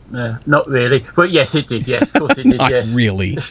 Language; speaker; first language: English; native; English